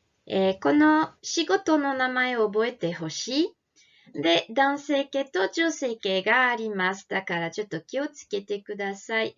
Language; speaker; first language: Japanese; non-native, fluent; French